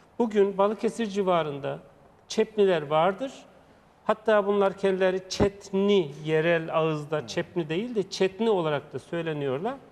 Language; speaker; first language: Turkish; native; Turkish